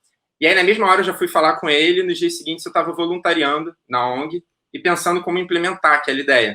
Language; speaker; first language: Portuguese; native; Portuguese